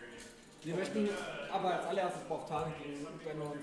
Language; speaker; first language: German; native; German